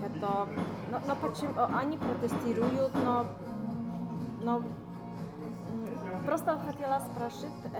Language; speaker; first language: Russian; non-native, learner; Polish